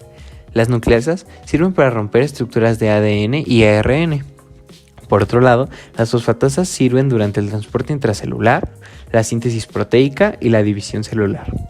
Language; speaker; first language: Spanish; native; Spanish